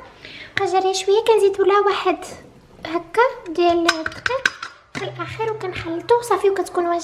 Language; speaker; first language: Arabic; native; Arabic